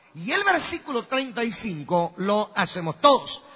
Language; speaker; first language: Spanish; native; Spanish